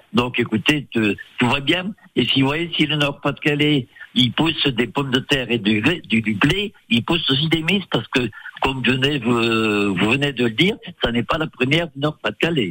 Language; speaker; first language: French; native; French